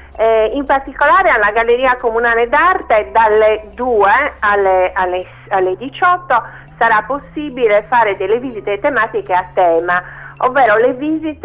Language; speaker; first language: Italian; native; Italian